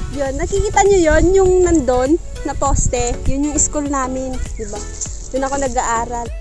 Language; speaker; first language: Filipino; non-native, local second language; Iloko